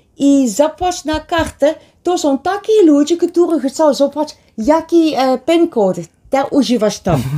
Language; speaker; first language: Polish; non-native, learner; Dutch